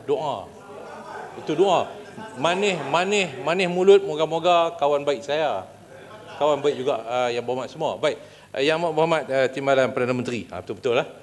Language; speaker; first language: Malay; native; Malay